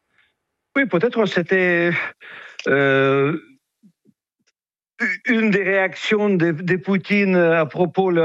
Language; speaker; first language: French; non-native, fluent; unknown